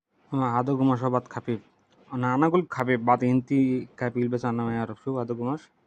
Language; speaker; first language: Arabic; non-native, learner; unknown